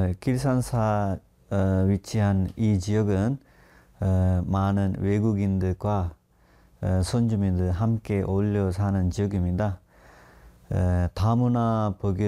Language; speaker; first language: Korean; non-native, fluent; Sinhala